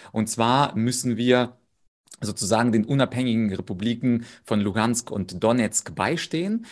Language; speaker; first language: German; early bilingual, other home language; Russian